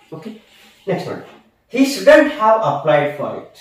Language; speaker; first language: English; non-native, local second language; Kannada